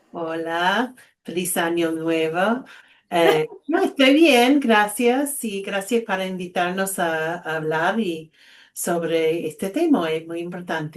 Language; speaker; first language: Spanish; non-native, fluent; English